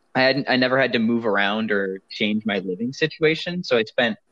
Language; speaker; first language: English; native; English